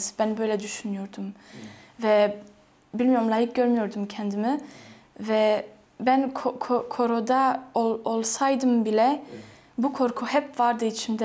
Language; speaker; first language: Turkish; non-native, fluent; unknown